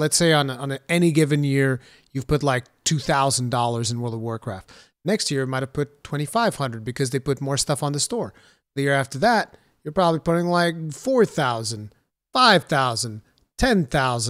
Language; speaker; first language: English; native; English